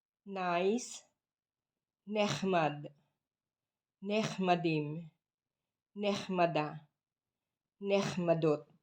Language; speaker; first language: Hebrew; non-native, learner; Filipino